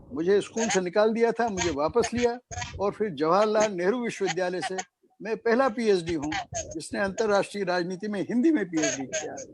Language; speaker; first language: Hindi; native; Hindi